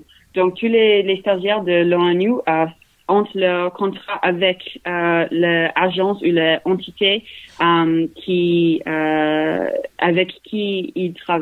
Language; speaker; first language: French; non-native, learner; English